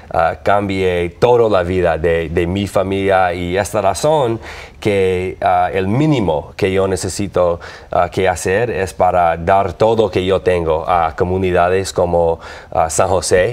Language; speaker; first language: Spanish; non-native, learner; English